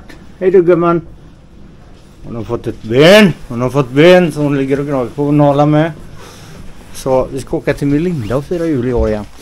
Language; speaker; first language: Swedish; native; Swedish